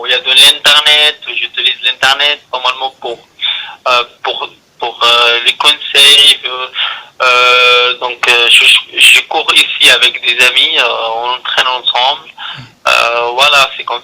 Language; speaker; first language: French; non-native, learner; Arabic